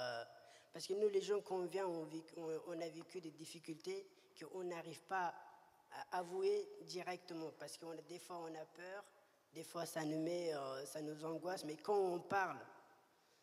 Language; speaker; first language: French; early bilingual, other home language; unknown